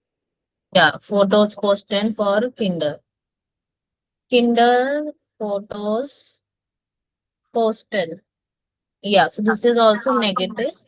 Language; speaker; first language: English; non-native, local second language; Hindi